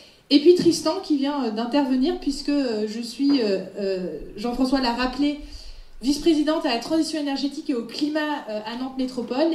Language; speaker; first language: French; non-native, fluent; Dutch